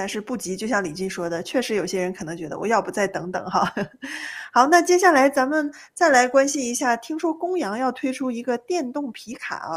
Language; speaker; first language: Chinese; native; Chinese